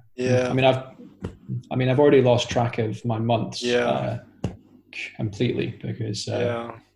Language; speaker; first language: English; native; English